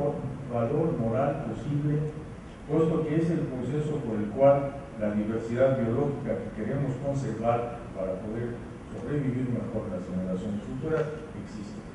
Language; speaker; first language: Spanish; native; Spanish